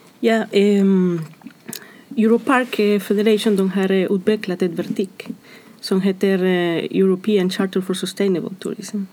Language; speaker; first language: Swedish; non-native, fluent; Spanish